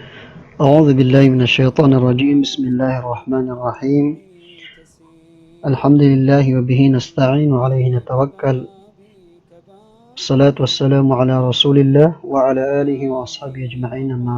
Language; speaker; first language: Arabic; non-native, fluent; Maranao